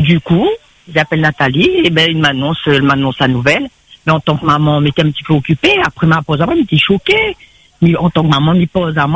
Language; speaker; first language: French; non-native, local second language; Réunion Creole French